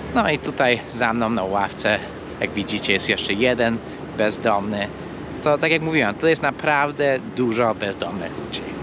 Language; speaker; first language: Polish; non-native, fluent; English